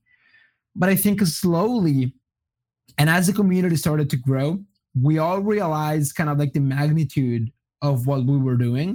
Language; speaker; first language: English; non-native, fluent; Portuguese